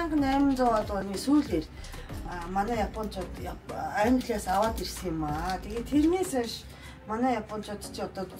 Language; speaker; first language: Mongolian; non-native, fluent; Japanese